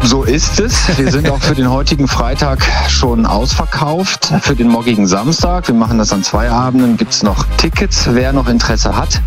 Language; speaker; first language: German; native; German